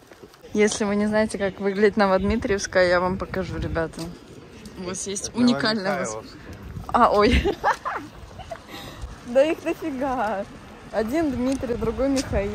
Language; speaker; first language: Russian; native; Russian